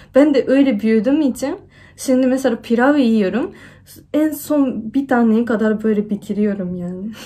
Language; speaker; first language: Turkish; non-native, fluent; Japanese